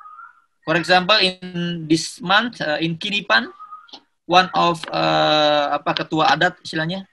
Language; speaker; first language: English; non-native, learner; Indonesian